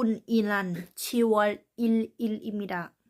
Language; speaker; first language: Korean; non-native, learner; Thai